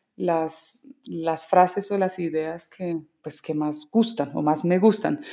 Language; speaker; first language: Spanish; early bilingual, other home language; English